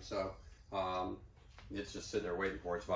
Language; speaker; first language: English; native; English